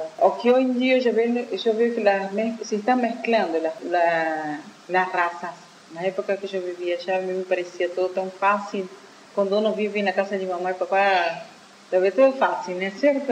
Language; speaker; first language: Spanish; non-native, fluent; Portuguese